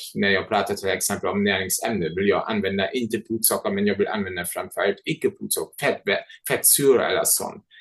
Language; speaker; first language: Swedish; non-native, fluent; German